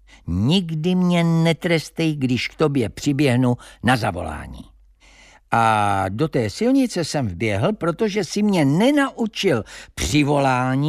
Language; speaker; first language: Czech; native; Czech